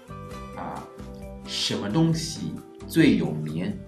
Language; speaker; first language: Chinese; non-native, learner; Swahili